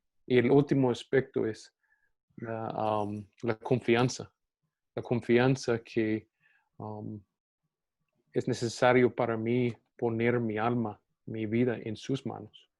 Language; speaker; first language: Spanish; non-native, fluent; English